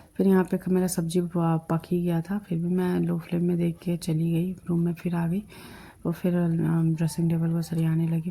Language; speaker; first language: Hindi; non-native, local second language; Bangla